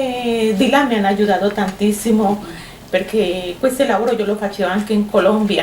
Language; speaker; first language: Italian; non-native, learner; Spanish